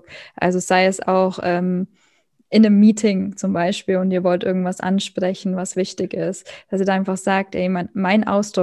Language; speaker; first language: German; native; German